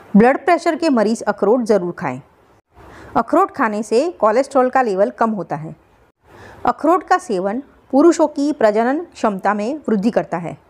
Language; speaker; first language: Hindi; non-native, local second language; Gujarati